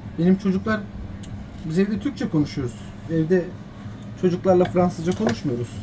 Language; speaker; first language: Turkish; native; Turkish